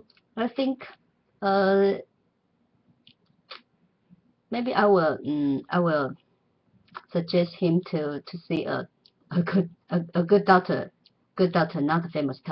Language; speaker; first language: English; non-native, learner; Chinese